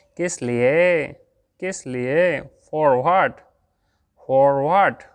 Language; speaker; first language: Hindi; native; Hindi